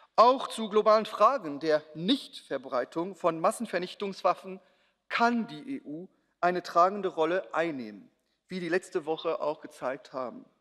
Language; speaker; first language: German; non-native, local second language; Luxembourgish